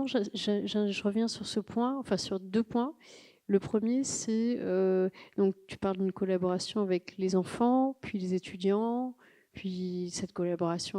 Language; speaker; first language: French; native; French